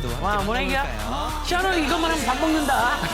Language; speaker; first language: Korean; native; Korean